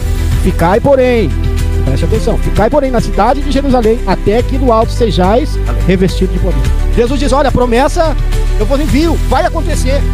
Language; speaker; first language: Portuguese; native; Portuguese